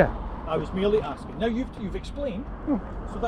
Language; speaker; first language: English; native; English